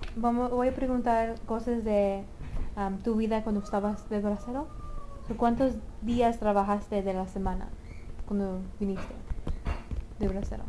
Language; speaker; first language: Spanish; early bilingual, heritage; Spanish